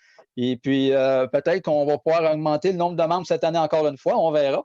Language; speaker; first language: French; native; French